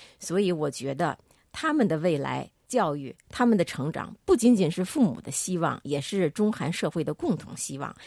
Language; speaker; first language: Chinese; native; Chinese